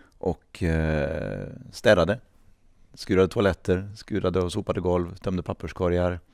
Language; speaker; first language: Swedish; native; Swedish